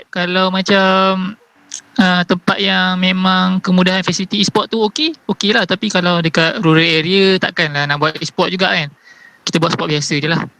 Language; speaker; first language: Malay; native; Malay